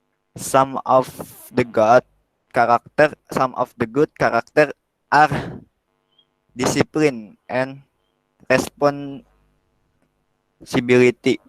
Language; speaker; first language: English; non-native, learner; Indonesian